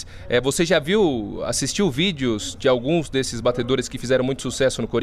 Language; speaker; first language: Portuguese; native; Portuguese